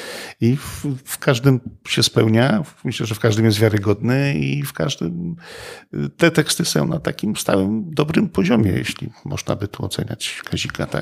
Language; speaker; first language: Polish; native; Polish